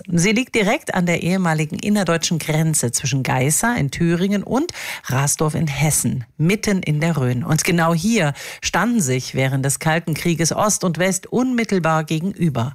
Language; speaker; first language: German; native; German